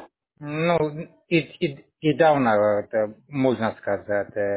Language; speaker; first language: Russian; non-native, local second language; Tajik